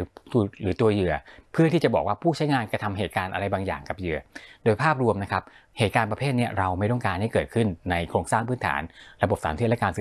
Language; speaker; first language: Thai; native; Thai